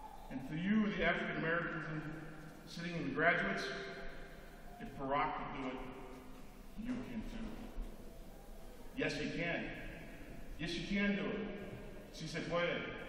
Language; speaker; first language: English; early bilingual, other home language; Spanish